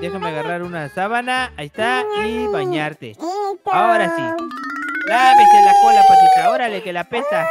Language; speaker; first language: Spanish; native; Spanish